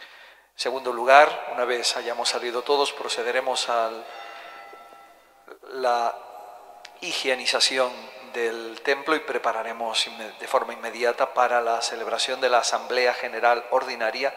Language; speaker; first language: Spanish; native; Spanish